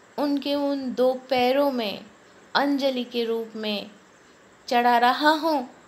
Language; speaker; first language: Hindi; non-native, local second language; Bangla